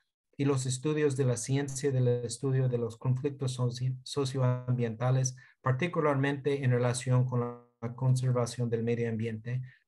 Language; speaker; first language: Spanish; non-native, fluent; English